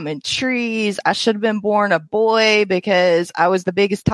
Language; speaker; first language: English; native; English